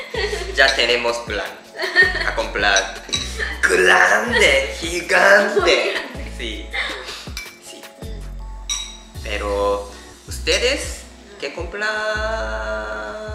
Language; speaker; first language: Spanish; non-native, learner; Japanese